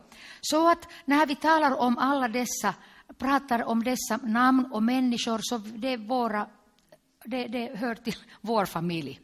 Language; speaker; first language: Swedish; non-native, local second language; Finnish